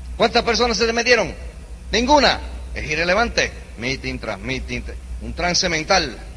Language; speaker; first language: Spanish; early bilingual, heritage; Spanish